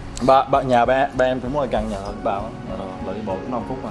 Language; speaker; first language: Vietnamese; early bilingual, heritage; Vietnamese